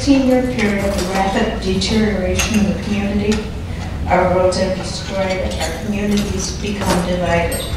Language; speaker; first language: English; native; English